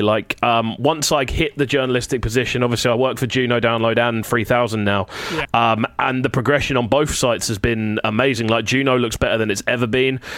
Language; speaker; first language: English; native; English